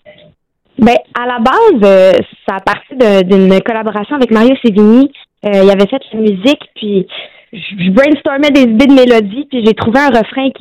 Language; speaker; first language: French; native; French